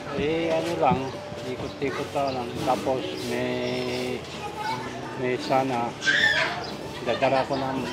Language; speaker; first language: Filipino; non-native, learner; Japanese